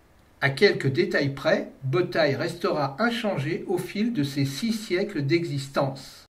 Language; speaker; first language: French; native; French